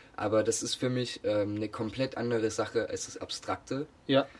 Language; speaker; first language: German; native; German